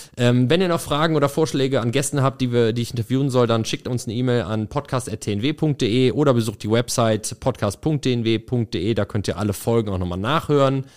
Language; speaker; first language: German; native; German